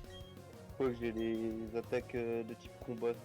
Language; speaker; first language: French; native; French